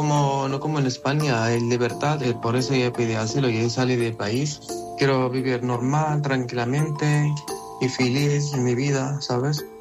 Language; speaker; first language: Spanish; non-native, learner; Arabic